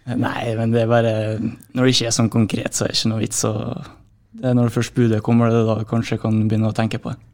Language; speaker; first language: Norwegian; native; Norwegian